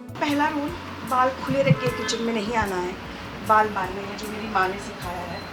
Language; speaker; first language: Hindi; non-native, local second language; Marathi